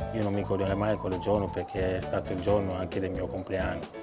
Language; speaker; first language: Italian; non-native, fluent; French